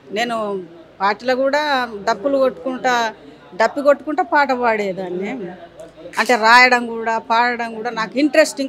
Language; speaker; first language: Telugu; native; Telugu